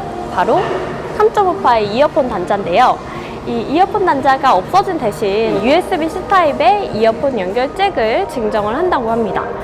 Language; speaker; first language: Korean; native; Korean